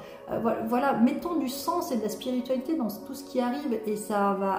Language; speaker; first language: French; native; French